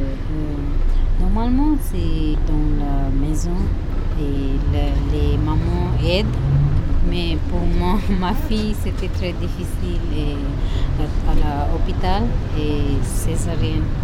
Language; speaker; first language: French; non-native, learner; Tibetan